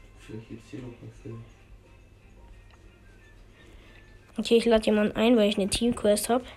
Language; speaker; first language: German; native; German